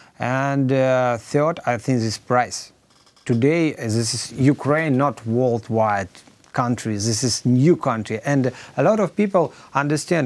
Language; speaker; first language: English; non-native, learner; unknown